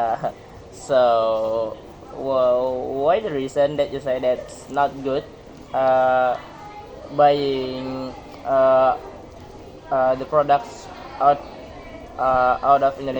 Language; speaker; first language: English; non-native, learner; Indonesian